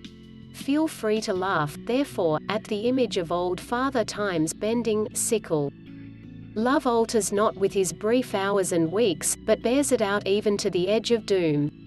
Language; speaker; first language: English; native; English